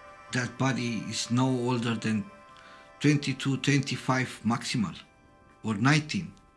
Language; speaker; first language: English; non-native, learner; Romanian